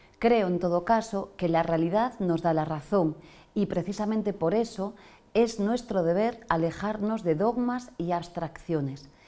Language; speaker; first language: Spanish; native; Spanish